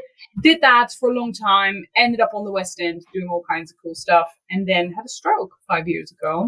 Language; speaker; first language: English; non-native, fluent; Dutch